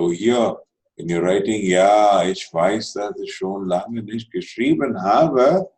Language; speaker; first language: German; non-native, fluent; Telugu